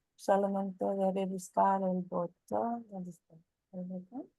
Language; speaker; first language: Spanish; non-native, learner; English